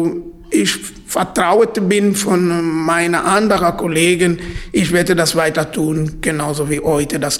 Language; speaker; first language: German; non-native, fluent; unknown